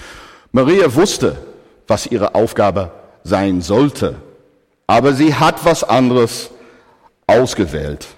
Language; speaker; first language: German; non-native, fluent; English